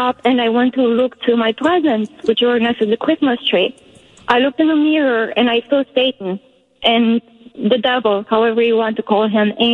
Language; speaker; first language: English; non-native, fluent; Romanian